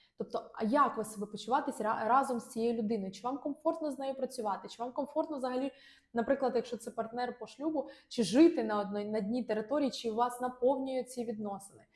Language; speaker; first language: Ukrainian; non-native, local second language; Russian